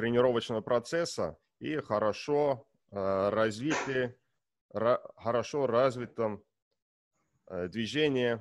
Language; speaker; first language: Russian; non-native, learner; Estonian